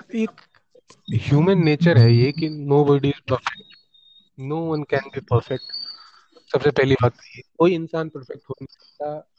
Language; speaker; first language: Hindi; native; Hindi